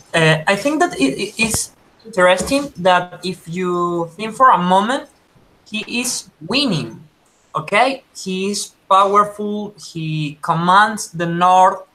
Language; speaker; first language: English; non-native, learner; Spanish